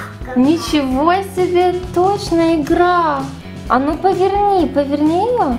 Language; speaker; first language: Russian; native; Russian